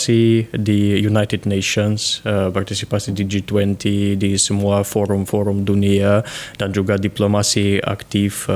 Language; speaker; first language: Indonesian; non-native, fluent; Russian